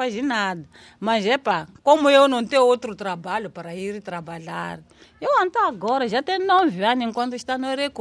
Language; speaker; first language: Portuguese; non-native, local second language; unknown